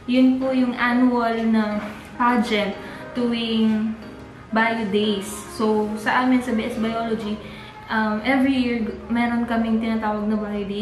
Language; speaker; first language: Filipino; non-native, local second language; Bikol